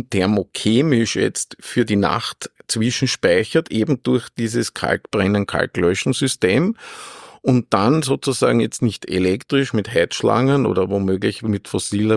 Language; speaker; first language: German; native; German